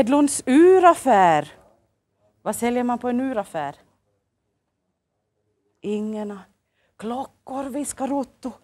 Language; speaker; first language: Swedish; native; Swedish